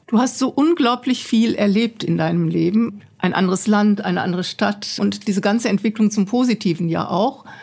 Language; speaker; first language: German; native; German